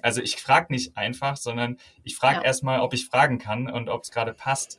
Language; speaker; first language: German; native; German